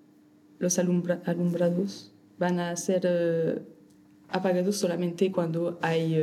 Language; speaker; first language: Spanish; non-native, fluent; French